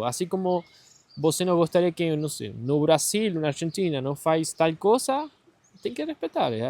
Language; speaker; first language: Portuguese; non-native, learner; Spanish